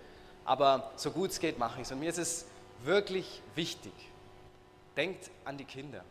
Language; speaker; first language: German; native; German